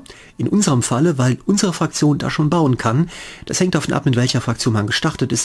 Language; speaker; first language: German; native; German